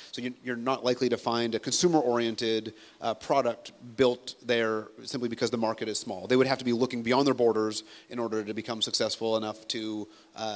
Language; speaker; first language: English; native; English